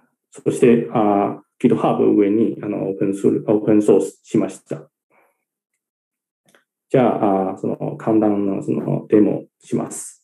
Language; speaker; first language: Japanese; non-native, learner; Chinese